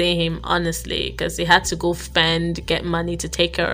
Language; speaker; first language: English; non-native, local second language; Igbo